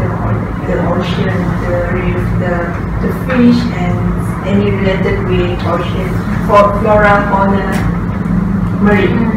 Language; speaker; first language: English; non-native, local second language; Malay